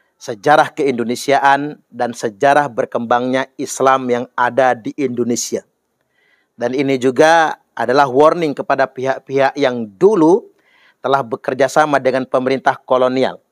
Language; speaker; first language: Indonesian; native; Indonesian